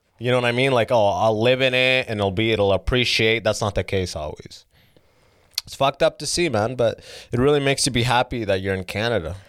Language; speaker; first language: English; early bilingual, other home language; Arabic